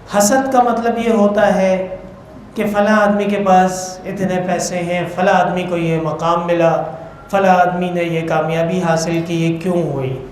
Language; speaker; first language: Urdu; non-native, local second language; Pashto